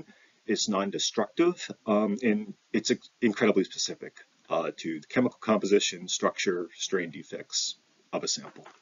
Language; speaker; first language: English; native; English